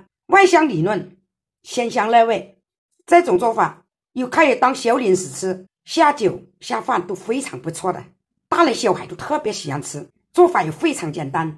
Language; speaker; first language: Chinese; native; Chinese